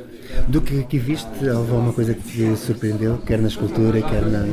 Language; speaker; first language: Portuguese; native; Portuguese